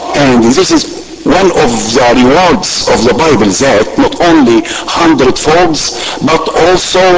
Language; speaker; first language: English; non-native, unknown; Arabic